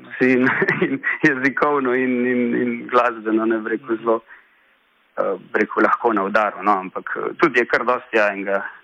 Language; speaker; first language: Slovenian; native; Slovenian